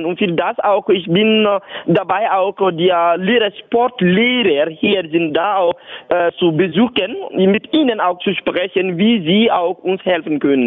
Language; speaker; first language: German; non-native, learner; Bambara